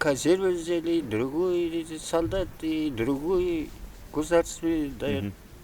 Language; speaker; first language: Russian; non-native, local second language; Kara-Kalpak